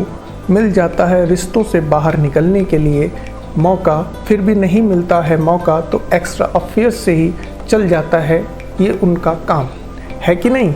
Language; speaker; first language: Hindi; native; Hindi